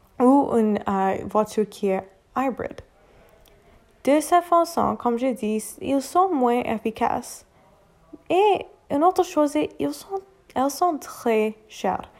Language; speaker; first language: French; non-native, learner; English